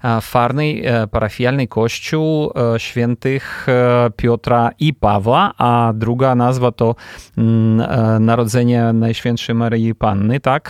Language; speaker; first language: Polish; non-native, fluent; Ukrainian